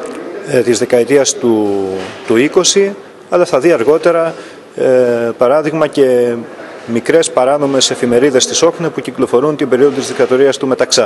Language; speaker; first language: Greek; native; Greek